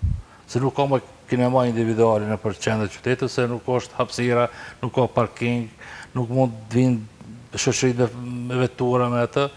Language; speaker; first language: Albanian; native; Albanian